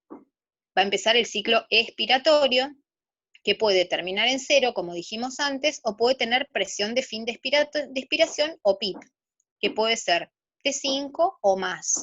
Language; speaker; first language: Spanish; native; Spanish